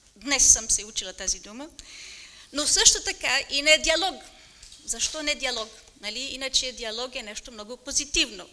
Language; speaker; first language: Bulgarian; non-native, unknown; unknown